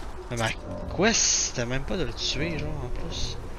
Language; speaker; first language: French; native; French